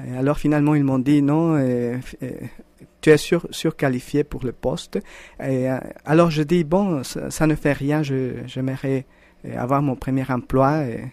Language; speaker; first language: French; non-native, fluent; Spanish